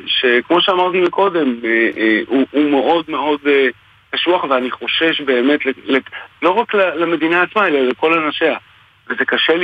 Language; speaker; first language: Hebrew; native; Hebrew